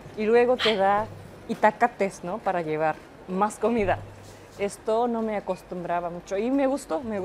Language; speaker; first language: Spanish; non-native, fluent; Japanese